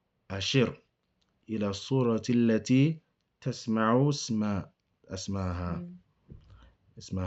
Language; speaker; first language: Arabic; non-native, fluent; English